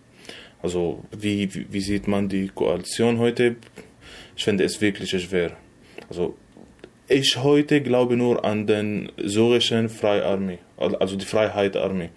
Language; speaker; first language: German; non-native, fluent; Arabic